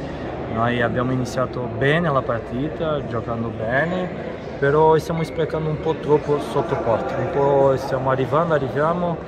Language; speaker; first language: Italian; non-native, fluent; Portuguese